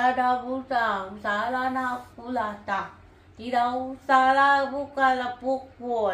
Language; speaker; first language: Indonesian; non-native, learner; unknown